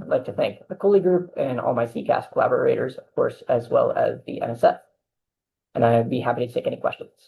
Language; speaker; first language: English; native; English